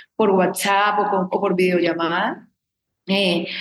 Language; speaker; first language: Spanish; native; Spanish